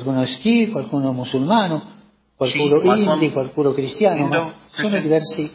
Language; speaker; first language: Italian; non-native, fluent; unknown